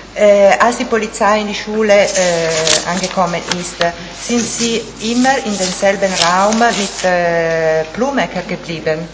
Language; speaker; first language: German; non-native, fluent; Italian